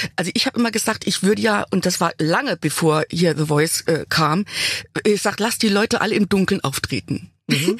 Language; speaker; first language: German; native; German